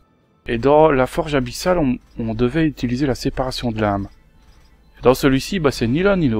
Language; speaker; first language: French; native; French